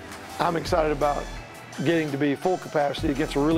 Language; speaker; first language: English; native; English